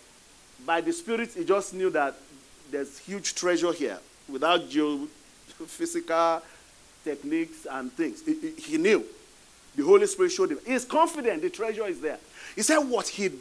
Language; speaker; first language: English; non-native, local second language; Yoruba